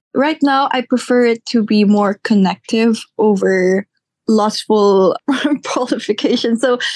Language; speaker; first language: English; non-native, local second language; Filipino